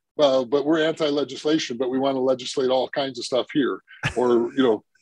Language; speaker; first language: English; native; English